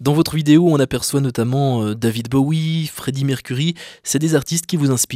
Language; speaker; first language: French; native; French